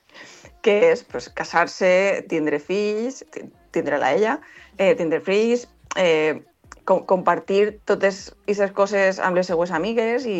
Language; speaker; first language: Catalan; non-native, local second language; Spanish